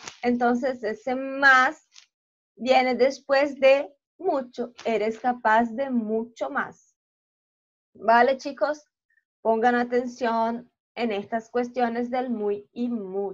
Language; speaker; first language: Spanish; non-native, fluent; Portuguese